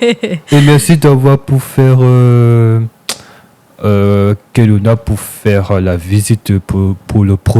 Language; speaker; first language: French; non-native, local second language; Réunion Creole French